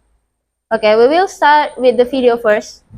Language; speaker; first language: English; non-native, learner; Indonesian